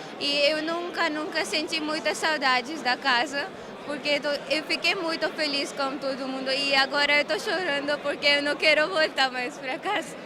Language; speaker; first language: Portuguese; non-native, learner; Marathi